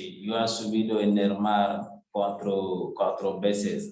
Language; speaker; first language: Spanish; non-native, learner; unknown